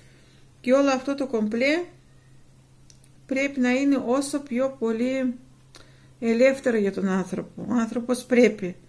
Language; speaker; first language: Greek; non-native, fluent; Russian